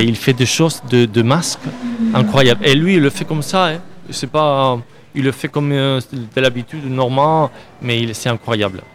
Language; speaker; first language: French; non-native, learner; Spanish